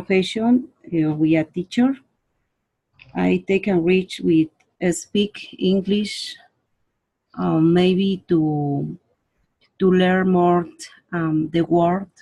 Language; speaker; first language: English; non-native, learner; Spanish